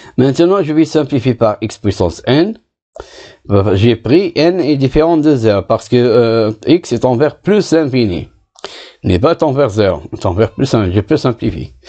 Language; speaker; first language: French; non-native, local second language; Arabic